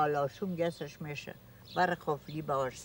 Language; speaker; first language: Hebrew; non-native, fluent; German